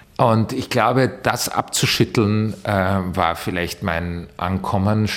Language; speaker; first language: German; early bilingual, other home language; Turkish